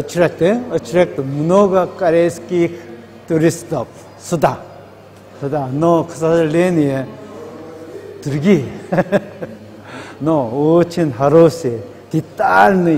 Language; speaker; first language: Russian; non-native, learner; Korean